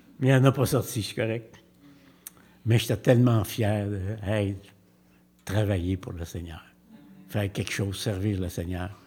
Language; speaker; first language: French; native; French